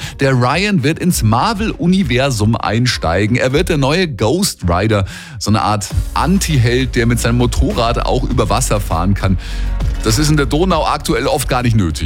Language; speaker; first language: German; native; German